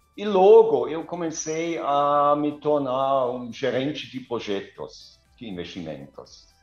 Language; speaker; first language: Portuguese; non-native, fluent; German